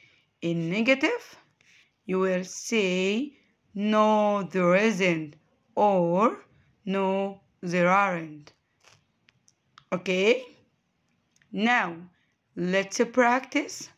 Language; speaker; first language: English; non-native, fluent; Arabic